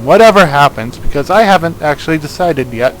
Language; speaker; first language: English; native; English